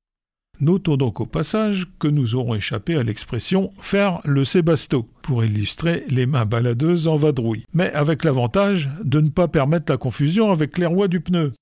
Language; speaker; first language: French; native; French